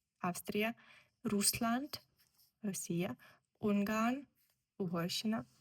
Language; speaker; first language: German; non-native, fluent; Ukrainian